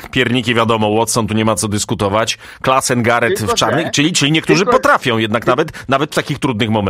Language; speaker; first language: Polish; native; Polish